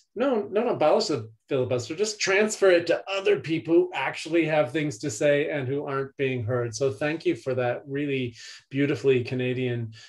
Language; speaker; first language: English; native; English